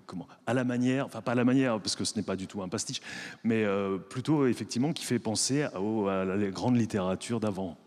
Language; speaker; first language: French; native; French